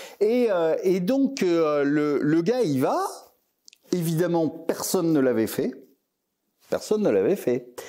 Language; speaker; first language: French; native; French